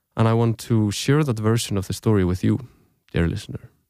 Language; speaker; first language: English; non-native, fluent; Icelandic